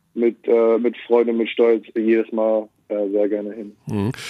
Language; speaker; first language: German; native; German